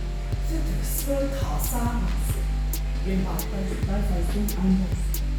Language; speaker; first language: Vietnamese; non-native, learner; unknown